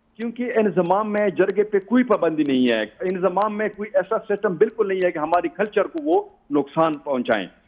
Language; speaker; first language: Urdu; non-native, local second language; Pashto